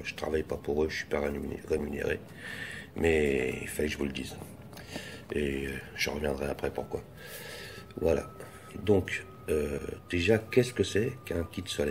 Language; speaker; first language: French; native; French